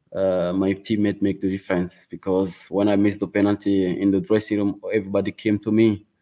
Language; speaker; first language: English; non-native, learner; Wolof